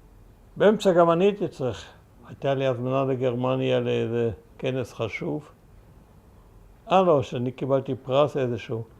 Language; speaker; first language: Hebrew; early bilingual, other home language; German